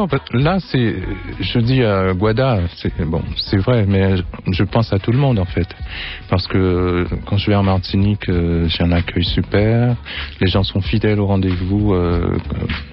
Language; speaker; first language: French; native; French